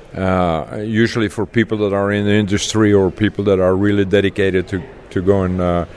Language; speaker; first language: English; non-native, fluent; Dutch